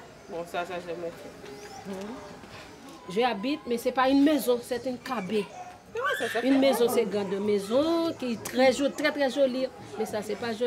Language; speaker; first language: French; non-native, learner; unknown